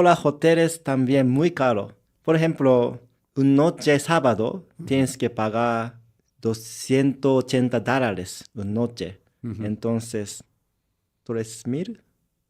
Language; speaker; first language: Spanish; non-native, learner; Japanese